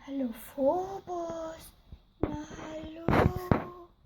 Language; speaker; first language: German; native; German